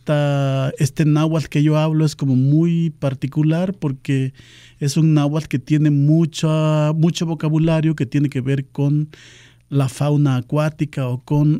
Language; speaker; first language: Spanish; non-native, local second language; Nahuatl languages